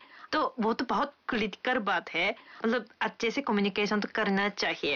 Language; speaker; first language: Hindi; non-native, fluent; Japanese